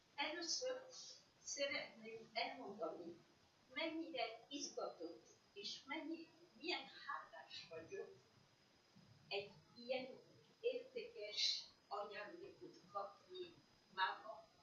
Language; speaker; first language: Hungarian; early bilingual, heritage; Hungarian